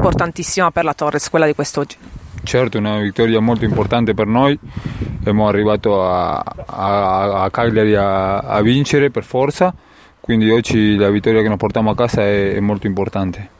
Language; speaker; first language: Italian; non-native, learner; Spanish